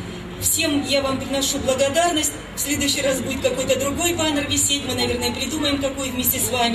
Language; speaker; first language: Russian; native; Russian